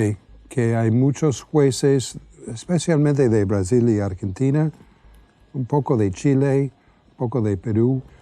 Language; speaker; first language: Spanish; non-native, fluent; English